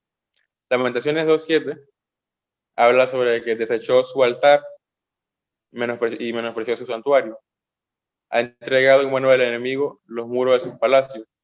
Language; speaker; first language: Spanish; native; Spanish